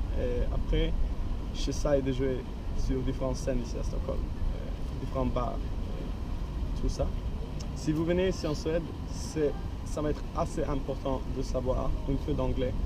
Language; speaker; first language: French; non-native, learner; Swedish